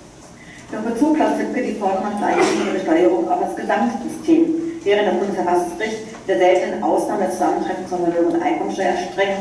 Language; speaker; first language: German; native; German